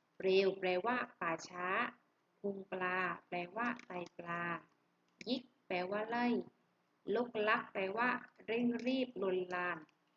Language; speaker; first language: Thai; native; Thai